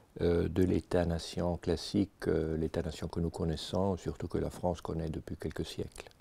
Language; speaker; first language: French; non-native, fluent; Italian